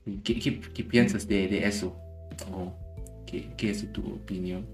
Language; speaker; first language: Spanish; non-native, learner; German